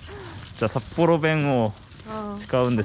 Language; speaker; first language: Japanese; non-native, learner; Korean